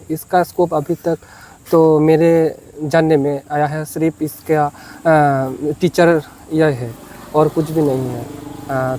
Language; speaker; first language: Hindi; non-native, local second language; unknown